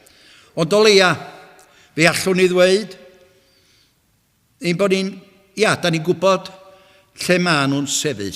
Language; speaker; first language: Welsh; native; Welsh